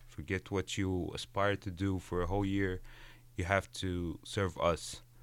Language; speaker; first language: English; non-native, fluent; Arabic